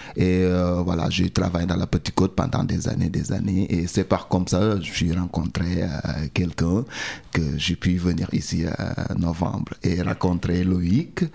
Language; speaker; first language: French; non-native, local second language; Wolof